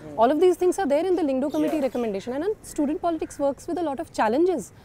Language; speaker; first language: English; non-native, local second language; Kashmiri